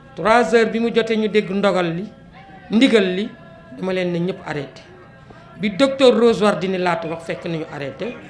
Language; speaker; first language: Wolof; native; Wolof